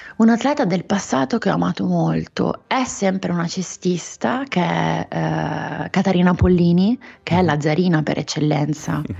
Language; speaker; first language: Italian; native; Italian